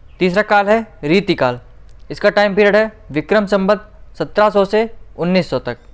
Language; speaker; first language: Hindi; native; Hindi